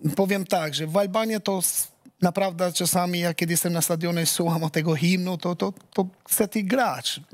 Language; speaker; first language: Polish; non-native, learner; Albanian